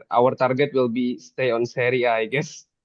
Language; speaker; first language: English; non-native, fluent; Indonesian